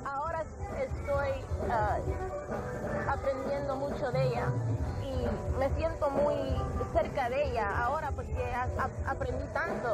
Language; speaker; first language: Spanish; early bilingual, heritage; English